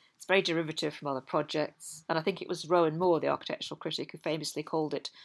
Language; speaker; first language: English; native; English